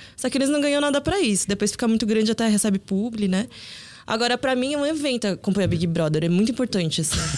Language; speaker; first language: Portuguese; early bilingual, other home language; Korean